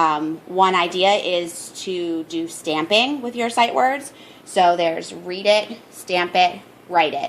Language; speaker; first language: English; native; English